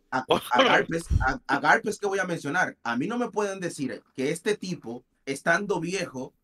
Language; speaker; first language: Spanish; native; Spanish